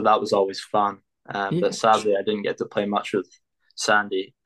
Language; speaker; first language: English; native; English